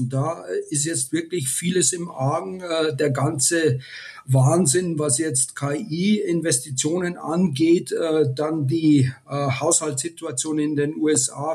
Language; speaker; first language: German; native; German